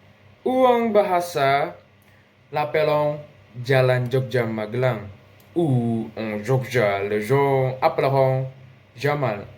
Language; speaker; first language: French; non-native, learner; Indonesian